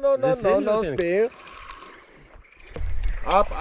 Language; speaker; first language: English; non-native, learner; Russian